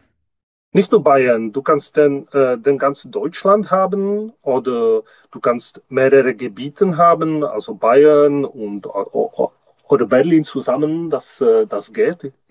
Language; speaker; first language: German; non-native, learner; Czech